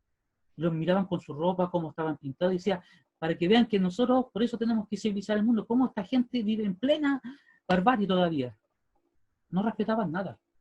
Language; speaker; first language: Spanish; native; Spanish